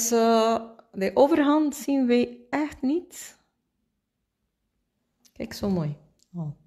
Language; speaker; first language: Dutch; non-native, fluent; Spanish